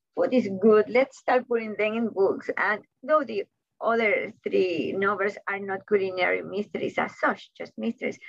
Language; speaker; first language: English; non-native, fluent; Spanish